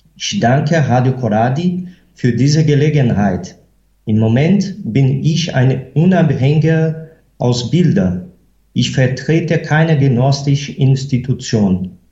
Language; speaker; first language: German; non-native, fluent; Portuguese